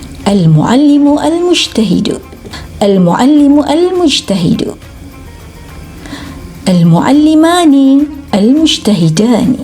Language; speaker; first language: Arabic; non-native, fluent; Malay